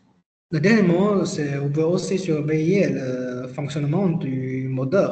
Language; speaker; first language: French; non-native, learner; Chinese